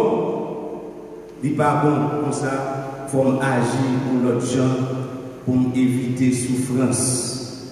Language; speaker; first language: French; non-native, local second language; Haitian Creole